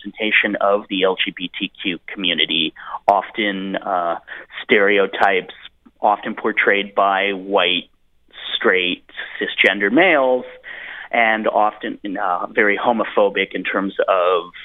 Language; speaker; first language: English; native; English